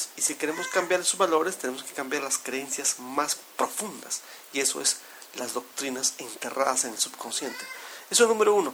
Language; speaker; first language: Spanish; native; Spanish